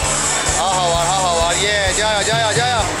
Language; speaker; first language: Chinese; non-native, fluent; Turkish